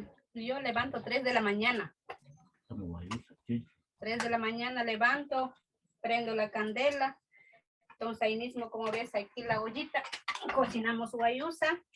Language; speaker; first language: Spanish; non-native, local second language; Quechua